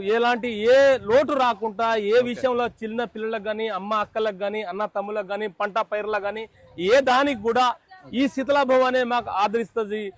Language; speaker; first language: Telugu; non-native, local second language; Lambadi